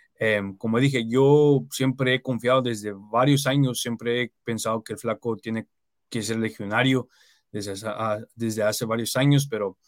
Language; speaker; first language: Spanish; early bilingual, heritage; Spanish